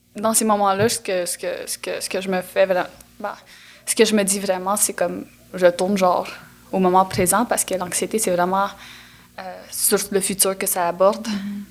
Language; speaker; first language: French; non-native, local second language; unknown